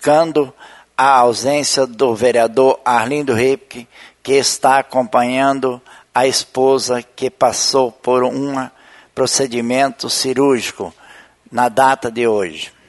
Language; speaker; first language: Portuguese; native; Portuguese